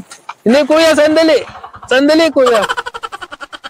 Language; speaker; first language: Filipino; non-native, learner; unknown